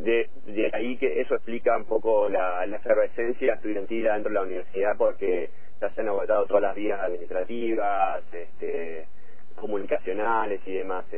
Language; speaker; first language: Spanish; native; Spanish